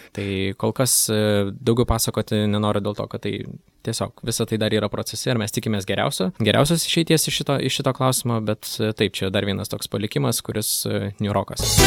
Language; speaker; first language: Lithuanian; native; Lithuanian